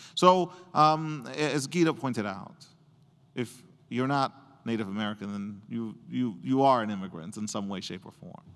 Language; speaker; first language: English; early bilingual, other home language; Spanish